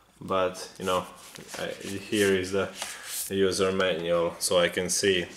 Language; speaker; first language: English; non-native, fluent; Serbian